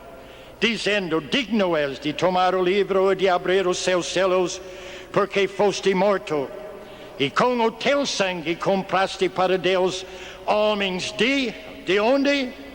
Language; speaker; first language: Portuguese; non-native, fluent; English